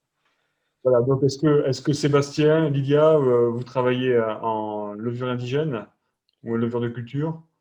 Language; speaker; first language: French; native; French